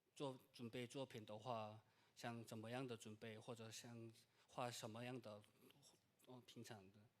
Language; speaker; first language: Chinese; non-native, learner; Korean